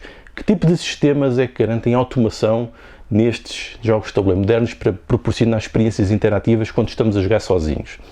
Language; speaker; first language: Portuguese; native; Portuguese